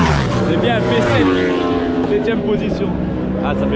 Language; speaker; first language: French; native; French